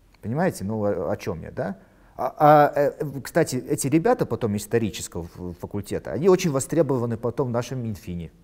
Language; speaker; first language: Russian; non-native, local second language; Latvian